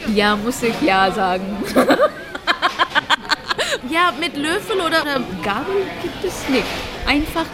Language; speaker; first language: German; non-native, learner; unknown